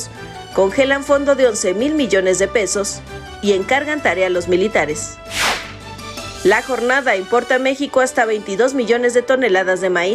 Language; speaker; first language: Spanish; native; Spanish